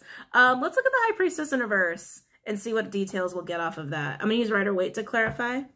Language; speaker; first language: English; native; English